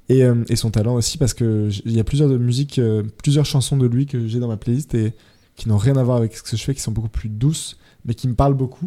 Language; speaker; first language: French; native; French